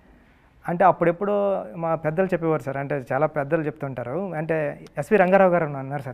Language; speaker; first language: Telugu; native; Telugu